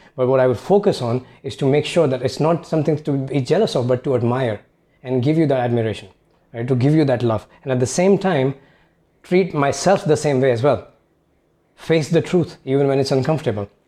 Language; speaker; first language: English; non-native, local second language; Hindi